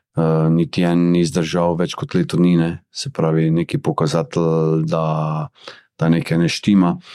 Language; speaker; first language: Slovenian; early bilingual, other home language; Bosnian